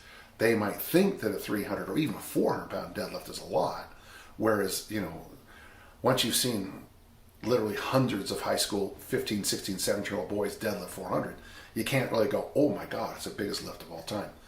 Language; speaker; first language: English; native; English